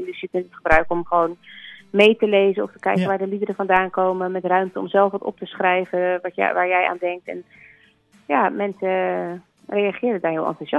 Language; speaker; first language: Dutch; native; Dutch